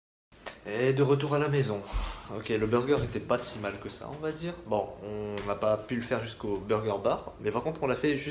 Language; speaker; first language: French; native; French